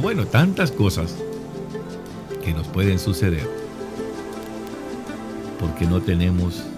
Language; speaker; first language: Spanish; native; Spanish